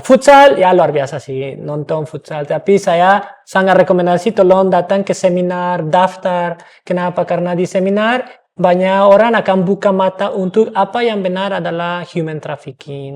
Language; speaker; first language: Indonesian; non-native, fluent; English